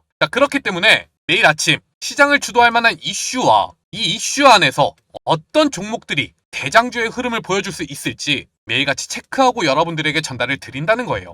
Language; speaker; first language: Korean; native; Korean